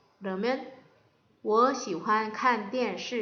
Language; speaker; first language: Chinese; non-native, fluent; Korean